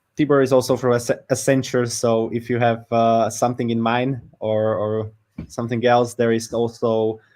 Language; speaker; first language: English; non-native, fluent; Slovak